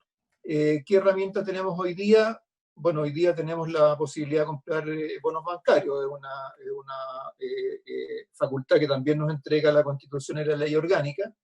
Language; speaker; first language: Spanish; native; Spanish